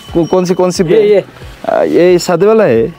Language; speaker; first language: Hindi; non-native, learner; Bangla